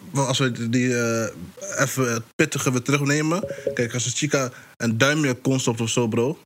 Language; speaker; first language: Dutch; early bilingual, other home language; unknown